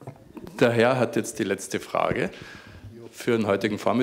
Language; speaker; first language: German; native; German